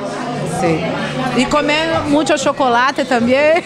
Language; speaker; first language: Spanish; non-native, learner; Portuguese